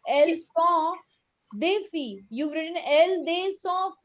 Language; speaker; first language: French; non-native, fluent; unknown